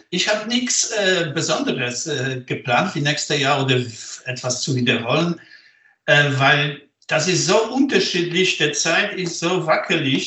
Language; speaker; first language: German; non-native, fluent; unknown